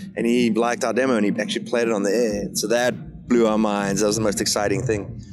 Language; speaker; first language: English; native; English